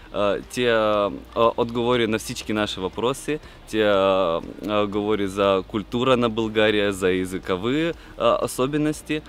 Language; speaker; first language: Bulgarian; non-native, learner; Russian